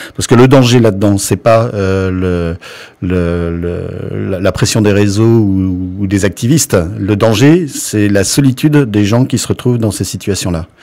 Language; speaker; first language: French; native; French